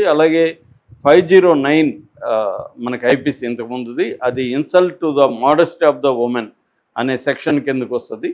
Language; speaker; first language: Telugu; native; Telugu